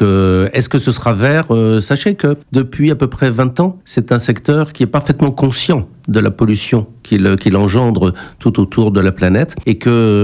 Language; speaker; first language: French; native; French